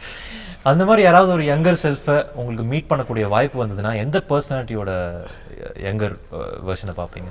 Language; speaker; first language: Tamil; native; Tamil